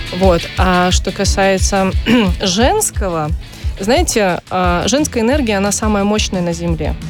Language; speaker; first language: Russian; native; Russian